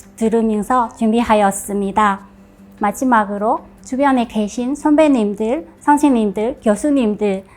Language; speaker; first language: Korean; non-native, fluent; Chinese